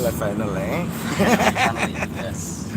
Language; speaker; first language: English; non-native, learner; Indonesian